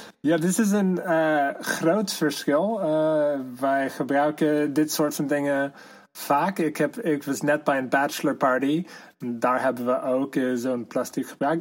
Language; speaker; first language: Dutch; non-native, fluent; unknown